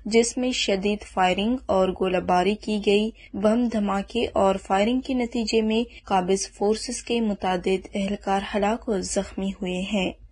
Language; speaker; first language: Urdu; non-native, local second language; Baluchi